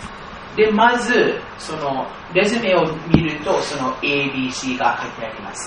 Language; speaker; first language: Japanese; non-native, fluent; English